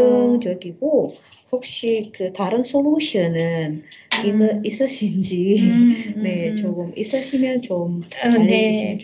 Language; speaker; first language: Korean; non-native, fluent; Indonesian